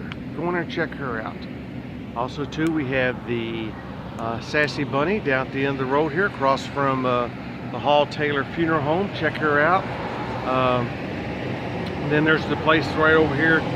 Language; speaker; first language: English; native; English